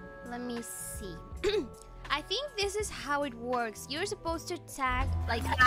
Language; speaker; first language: English; non-native, fluent; Spanish